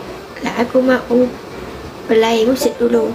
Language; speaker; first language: Indonesian; non-native, learner; Vietnamese